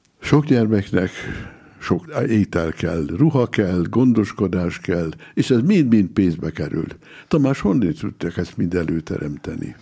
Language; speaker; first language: Hungarian; native; Hungarian